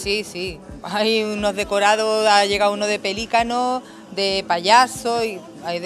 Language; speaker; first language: Spanish; native; Spanish